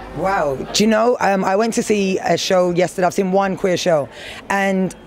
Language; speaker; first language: English; native; English